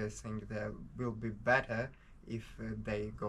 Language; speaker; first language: English; non-native, learner; Ukrainian